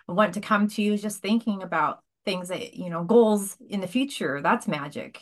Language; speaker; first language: English; native; English